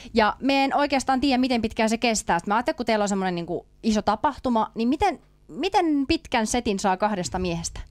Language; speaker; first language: Finnish; native; Finnish